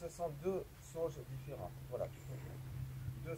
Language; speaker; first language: French; native; French